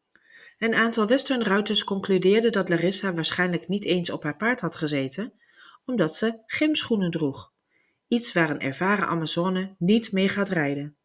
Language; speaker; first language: Dutch; native; Dutch